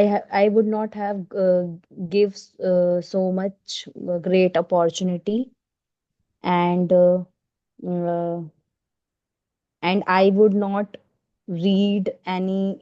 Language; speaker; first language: English; non-native, learner; Hindi